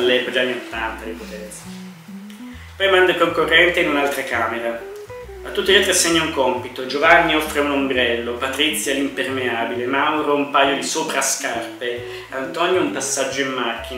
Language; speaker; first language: Italian; native; Italian